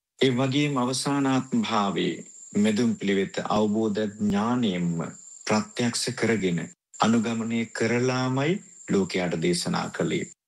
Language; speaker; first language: Sinhala; native; Sinhala